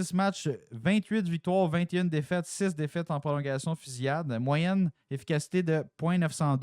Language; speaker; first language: French; native; French